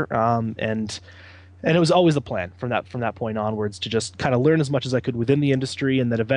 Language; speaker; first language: English; native; English